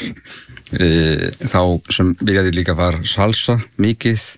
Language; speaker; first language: Icelandic; non-native, learner; Spanish